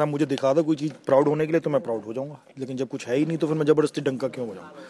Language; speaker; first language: Hindi; native; Hindi